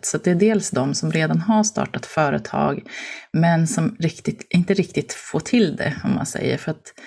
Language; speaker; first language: Swedish; native; Swedish